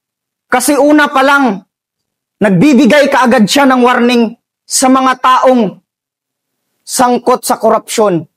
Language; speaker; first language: Filipino; native; Filipino